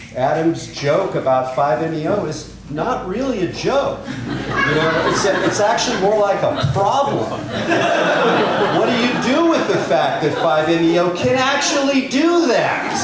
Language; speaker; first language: English; native; English